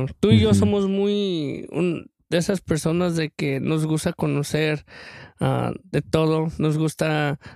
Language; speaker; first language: Spanish; early bilingual, other home language; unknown